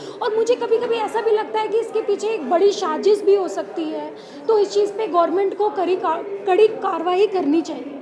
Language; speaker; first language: Hindi; native; Hindi